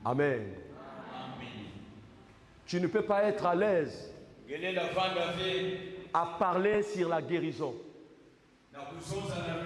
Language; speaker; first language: French; non-native, local second language; Lingala